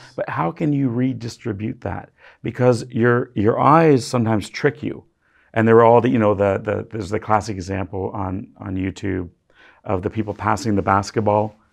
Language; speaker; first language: English; native; English